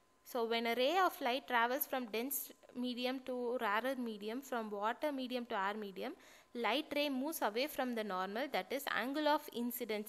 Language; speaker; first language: English; non-native, local second language; Tamil